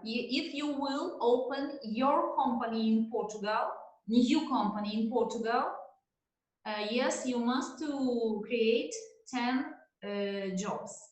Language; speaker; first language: English; non-native, learner; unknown